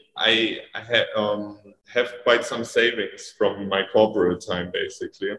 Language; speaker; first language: English; non-native, fluent; German